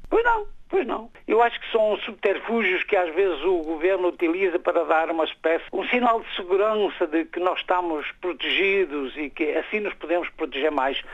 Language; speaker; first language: Portuguese; native; Portuguese